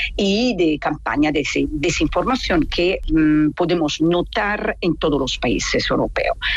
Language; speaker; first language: Spanish; non-native, fluent; Italian